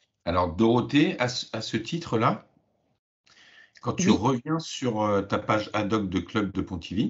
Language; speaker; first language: French; native; French